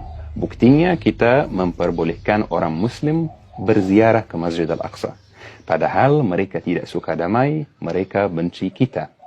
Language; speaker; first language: Indonesian; non-native, fluent; Arabic